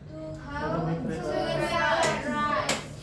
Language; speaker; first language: English; non-native, learner; Indonesian